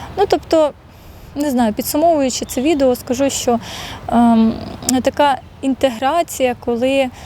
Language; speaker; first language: Ukrainian; native; Ukrainian